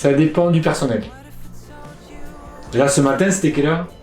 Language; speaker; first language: French; native; French